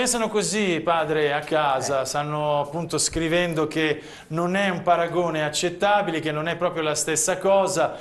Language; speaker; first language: Italian; native; Italian